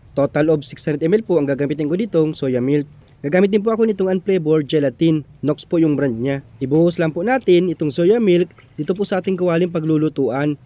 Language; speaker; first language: Filipino; native; Filipino